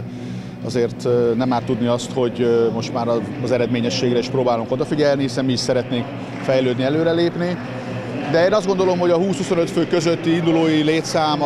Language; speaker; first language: Hungarian; native; Hungarian